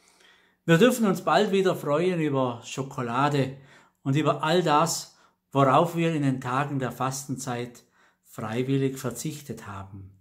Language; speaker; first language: German; native; German